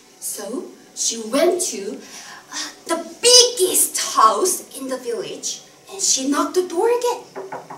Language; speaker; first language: English; non-native, fluent; Korean